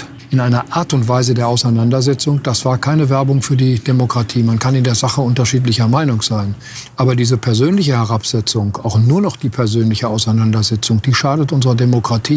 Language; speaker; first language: German; native; German